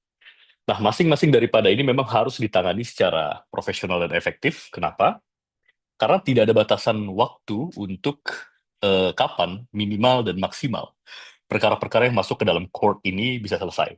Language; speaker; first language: Indonesian; native; Indonesian